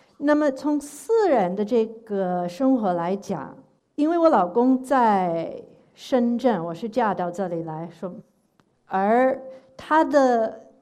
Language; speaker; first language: Chinese; non-native, fluent; English